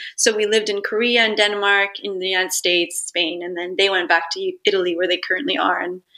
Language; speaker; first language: English; early bilingual, other home language; Italian